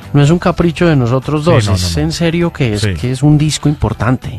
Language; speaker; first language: Spanish; native; Spanish